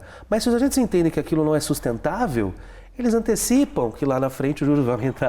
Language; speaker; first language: Portuguese; native; Portuguese